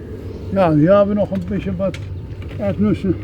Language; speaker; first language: German; non-native, learner; Dutch